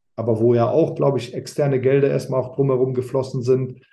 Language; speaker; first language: German; early bilingual, other home language; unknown